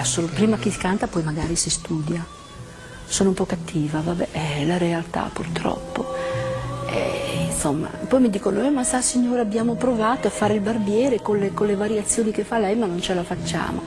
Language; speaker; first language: Italian; native; Italian